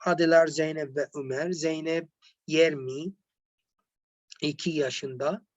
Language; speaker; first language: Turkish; non-native, learner; Arabic